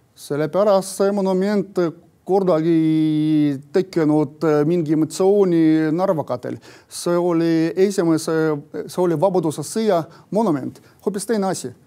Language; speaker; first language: Estonian; non-native, local second language; Russian